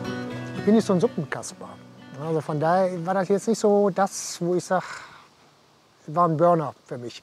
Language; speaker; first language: German; native; German